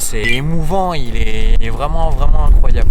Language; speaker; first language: French; native; French